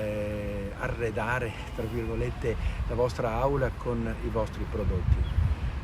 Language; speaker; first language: Italian; native; Italian